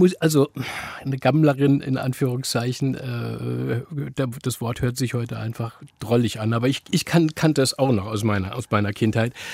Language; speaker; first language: German; native; German